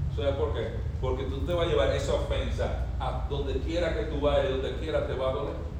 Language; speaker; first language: Spanish; native; Spanish